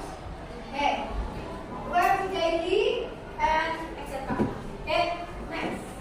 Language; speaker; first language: English; non-native, learner; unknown